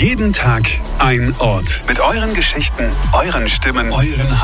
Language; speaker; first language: German; native; German